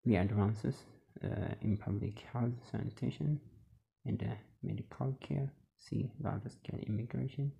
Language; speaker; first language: English; non-native, local second language; Amharic